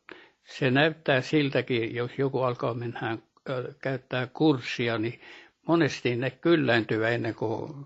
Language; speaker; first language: Finnish; early bilingual, heritage; Finnish